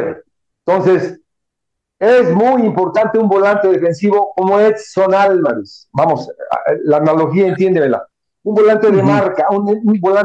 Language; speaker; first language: Spanish; native; Spanish